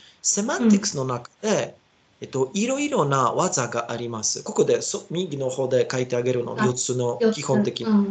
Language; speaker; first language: Japanese; non-native, learner; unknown